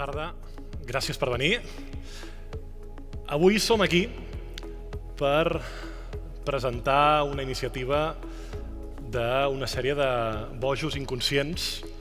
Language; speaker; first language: Catalan; native; Catalan